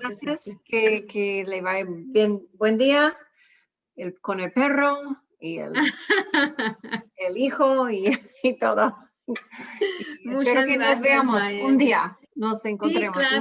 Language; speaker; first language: Spanish; non-native, learner; English